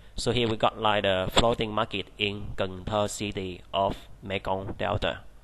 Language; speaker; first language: English; non-native, fluent; Vietnamese